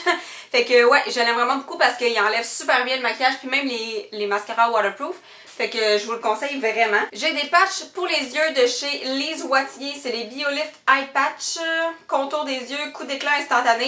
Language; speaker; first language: French; native; French